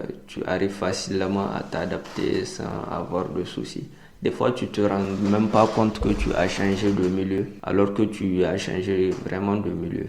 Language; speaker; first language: French; non-native, local second language; Hausa